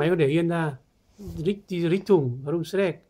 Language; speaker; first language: German; non-native, learner; Vietnamese